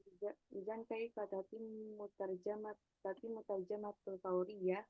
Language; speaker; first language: Arabic; non-native, learner; Indonesian